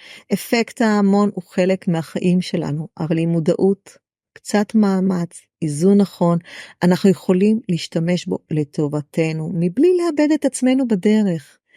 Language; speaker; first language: Hebrew; native; Hebrew